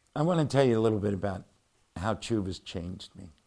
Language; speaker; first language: English; native; English